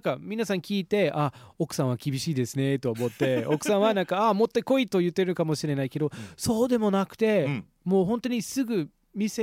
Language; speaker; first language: Japanese; non-native, fluent; English